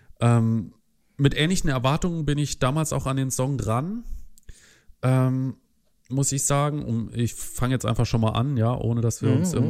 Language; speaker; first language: German; native; German